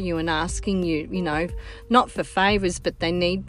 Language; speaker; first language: English; non-native, local second language; Sicilian